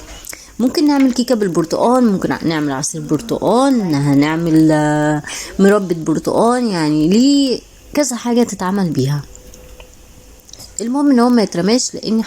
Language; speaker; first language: Arabic; native; Arabic